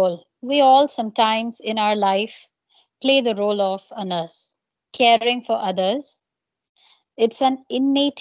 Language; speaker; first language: English; non-native, local second language; Bangla